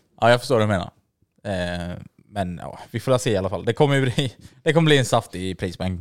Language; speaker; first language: Swedish; native; Swedish